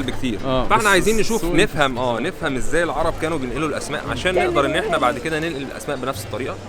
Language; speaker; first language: Arabic; native; Arabic